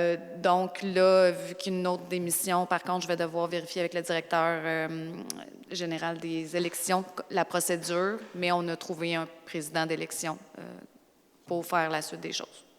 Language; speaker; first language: French; native; French